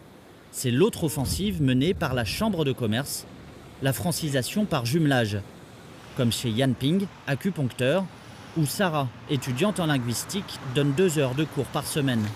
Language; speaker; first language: French; native; French